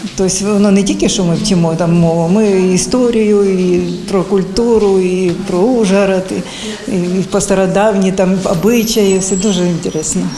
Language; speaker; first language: Ukrainian; non-native, local second language; Russian